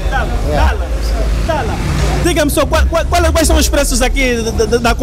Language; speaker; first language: Portuguese; native; Portuguese